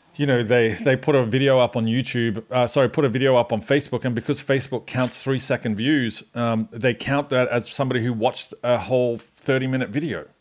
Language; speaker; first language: English; native; English